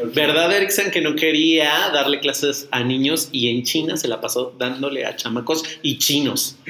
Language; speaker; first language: Spanish; native; Spanish